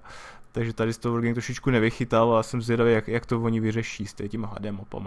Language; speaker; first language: Czech; native; Czech